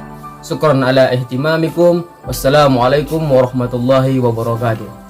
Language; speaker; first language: Arabic; non-native, learner; Indonesian